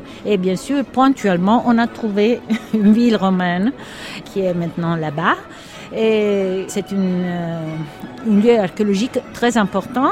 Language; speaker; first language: French; non-native, fluent; Italian